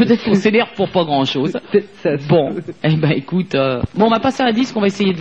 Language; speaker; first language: French; native; French